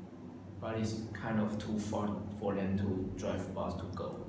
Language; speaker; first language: English; non-native, learner; Chinese